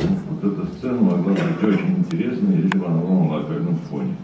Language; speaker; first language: Russian; native; Russian